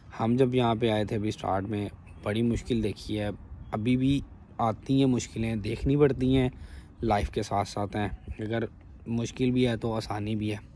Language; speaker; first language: Urdu; non-native, local second language; Punjabi